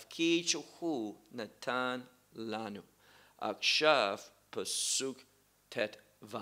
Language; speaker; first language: Hebrew; non-native, fluent; English